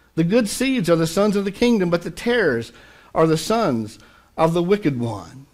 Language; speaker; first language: English; native; English